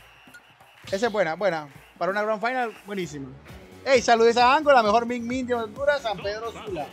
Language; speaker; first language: Spanish; native; Spanish